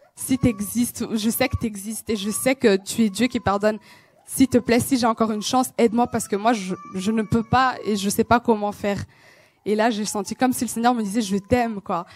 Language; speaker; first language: French; non-native, local second language; Kinyarwanda